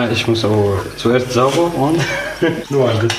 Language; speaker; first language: German; non-native, learner; Arabic